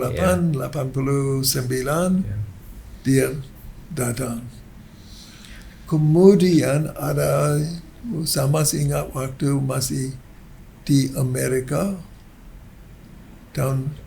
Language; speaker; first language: Indonesian; non-native, learner; English